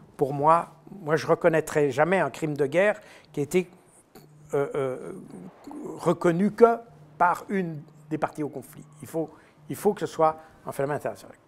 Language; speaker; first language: French; native; French